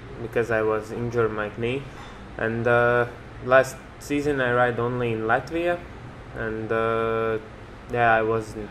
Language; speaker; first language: English; non-native, learner; Latvian